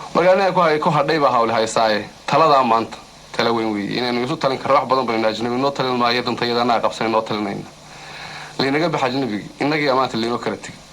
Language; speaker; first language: Somali; native; Somali